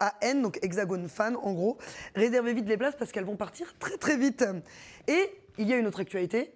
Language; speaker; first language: French; native; French